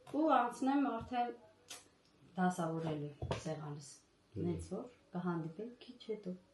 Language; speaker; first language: Armenian; native; Armenian